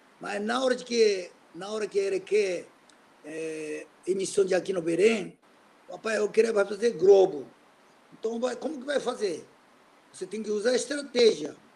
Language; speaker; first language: Portuguese; non-native, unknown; Japanese